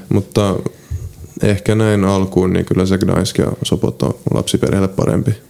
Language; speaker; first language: Finnish; early bilingual, other home language; Polish